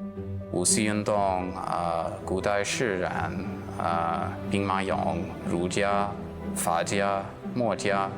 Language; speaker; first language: Chinese; non-native, fluent; English